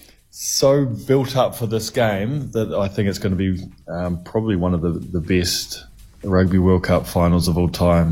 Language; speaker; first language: English; native; English